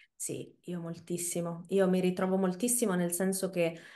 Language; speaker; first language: Italian; native; Italian